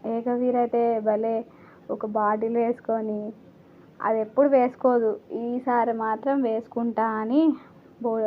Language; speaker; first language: Telugu; non-native, local second language; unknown